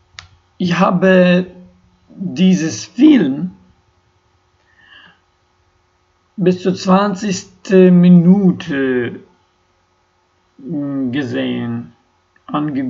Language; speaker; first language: German; non-native, learner; Ukrainian